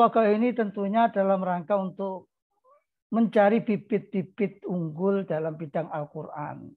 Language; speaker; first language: Indonesian; native; Indonesian